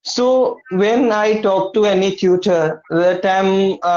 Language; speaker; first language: English; non-native, learner; Hindi